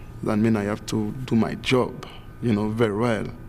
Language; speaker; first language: English; non-native, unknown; French